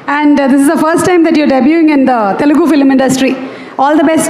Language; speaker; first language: Telugu; native; Telugu